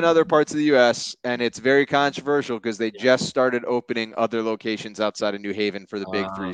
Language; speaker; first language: English; native; English